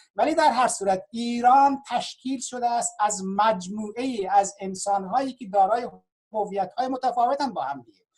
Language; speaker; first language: Persian; non-native, local second language; Baluchi